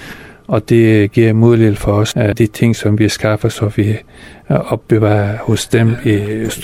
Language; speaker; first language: Danish; non-native, fluent; Persian